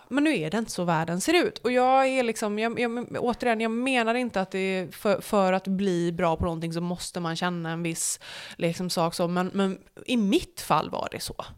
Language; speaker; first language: Swedish; native; Swedish